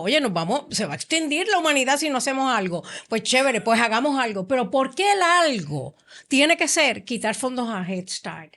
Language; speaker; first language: Spanish; native; Spanish